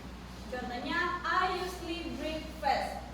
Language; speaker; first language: English; non-native, learner; Indonesian